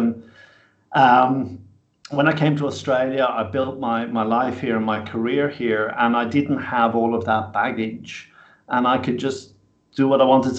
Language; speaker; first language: English; native; English